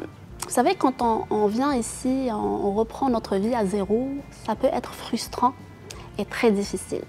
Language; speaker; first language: French; non-native, local second language; Arabic